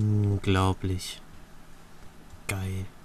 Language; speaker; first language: German; native; German